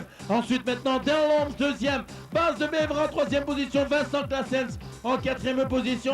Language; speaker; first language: French; native; French